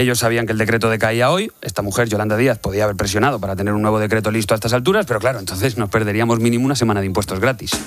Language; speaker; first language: Spanish; native; Spanish